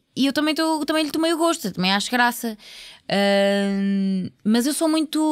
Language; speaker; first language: Portuguese; native; Portuguese